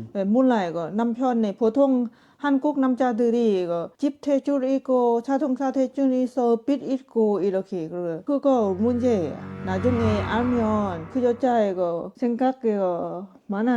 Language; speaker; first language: Korean; non-native, learner; Lao